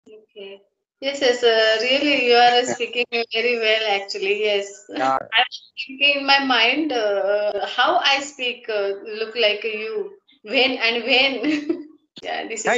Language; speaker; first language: English; non-native, learner; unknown